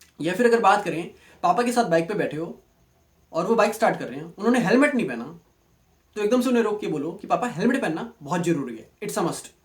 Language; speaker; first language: Hindi; native; Hindi